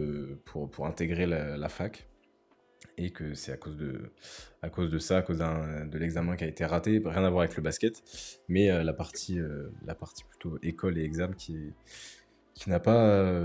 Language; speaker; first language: French; native; French